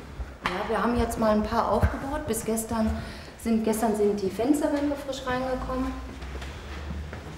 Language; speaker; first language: German; native; German